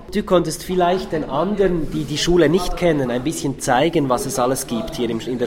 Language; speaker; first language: German; native; German